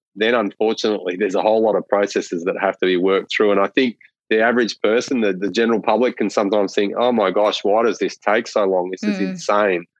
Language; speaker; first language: English; native; English